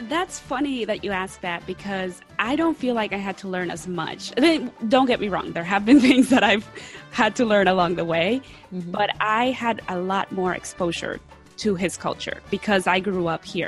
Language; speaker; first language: English; early bilingual, other home language; Spanish